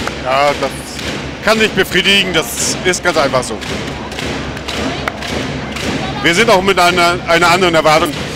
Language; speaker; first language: German; native; German